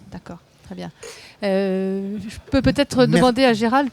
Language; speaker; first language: French; native; French